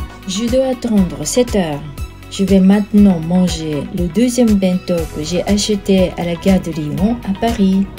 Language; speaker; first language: French; non-native, fluent; Japanese